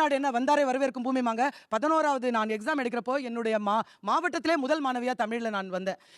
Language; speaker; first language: Tamil; non-native, local second language; Hindi